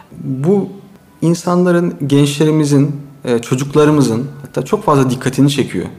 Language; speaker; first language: Turkish; native; Turkish